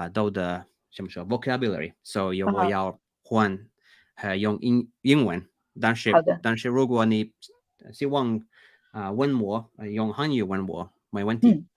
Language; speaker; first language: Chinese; non-native, learner; Finnish